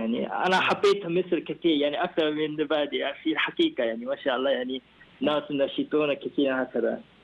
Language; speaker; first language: Arabic; non-native, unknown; Korean